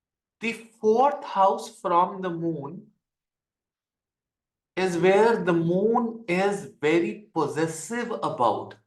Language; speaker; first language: English; non-native, local second language; Hindi